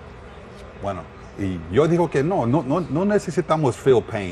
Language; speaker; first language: Spanish; non-native, learner; English